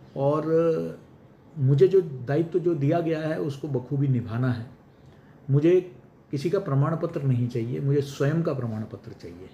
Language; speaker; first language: Hindi; non-native, local second language; Malayalam